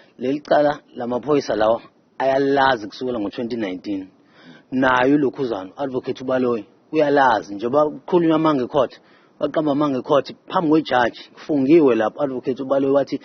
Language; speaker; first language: Zulu; native; Zulu